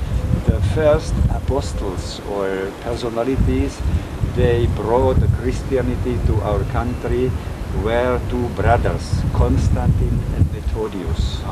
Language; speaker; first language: English; non-native, fluent; Czech